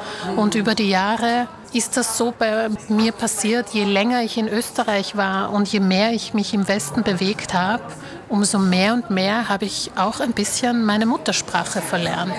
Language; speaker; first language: German; early bilingual, other home language; Slovak